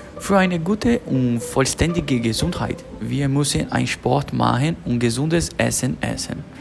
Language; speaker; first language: German; non-native, learner; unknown